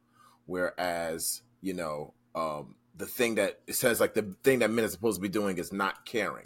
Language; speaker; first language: English; native; English